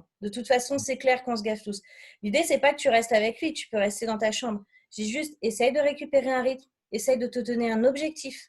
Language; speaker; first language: French; native; French